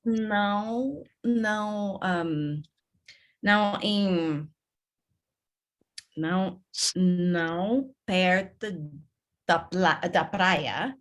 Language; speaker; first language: Portuguese; non-native, learner; English